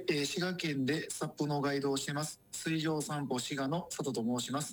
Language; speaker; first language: Japanese; native; Japanese